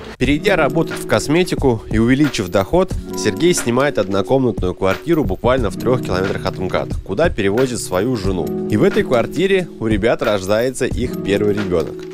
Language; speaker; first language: Russian; native; Russian